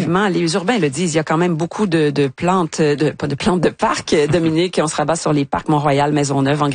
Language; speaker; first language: French; native; French